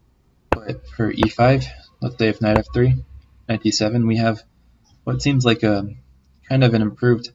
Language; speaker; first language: English; native; English